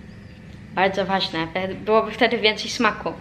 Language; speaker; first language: Polish; early bilingual, heritage; Polish